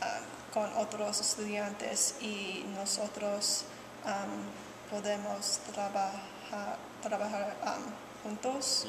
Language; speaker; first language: Spanish; non-native, learner; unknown